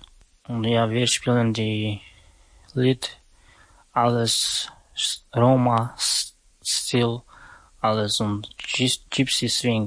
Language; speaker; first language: German; non-native, learner; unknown